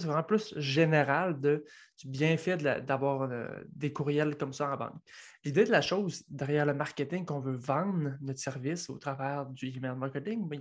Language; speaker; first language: French; native; French